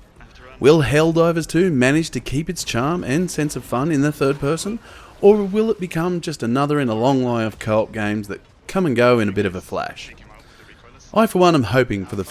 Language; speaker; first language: English; native; English